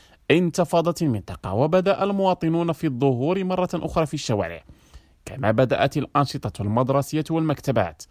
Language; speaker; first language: Arabic; non-native, fluent; Indonesian